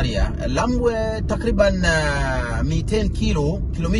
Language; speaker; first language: Arabic; non-native, fluent; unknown